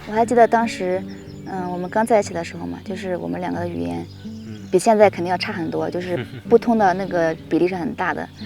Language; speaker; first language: Chinese; native; Chinese